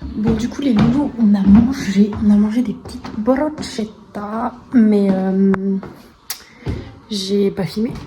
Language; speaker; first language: French; native; French